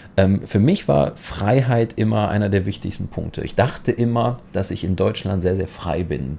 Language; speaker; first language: German; non-native, fluent; Polish